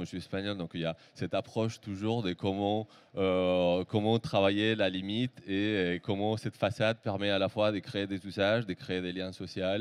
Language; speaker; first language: French; native; French